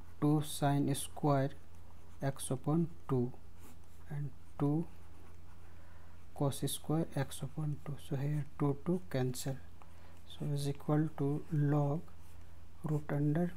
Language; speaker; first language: English; non-native, local second language; Hindi